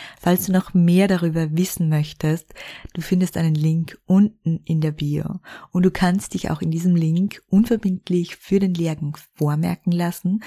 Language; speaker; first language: German; native; German